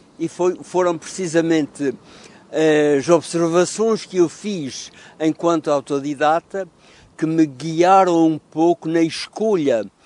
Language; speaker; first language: Portuguese; native; Portuguese